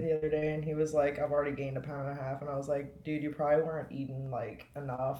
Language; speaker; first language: English; native; English